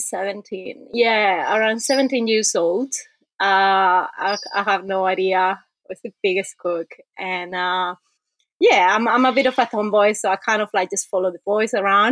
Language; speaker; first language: English; non-native, fluent; Spanish